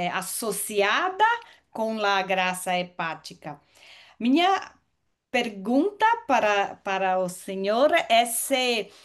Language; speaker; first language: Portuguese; non-native, learner; Spanish